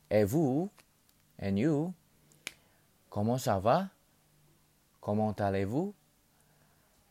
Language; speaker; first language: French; non-native, learner; Indonesian